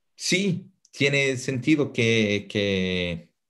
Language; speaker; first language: Spanish; non-native, fluent; English